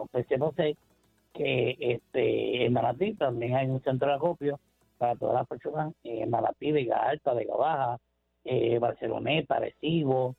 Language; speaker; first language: Spanish; native; Spanish